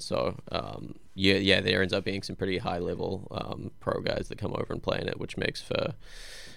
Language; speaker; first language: English; native; English